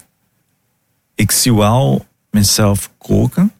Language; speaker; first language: Dutch; non-native, fluent; Portuguese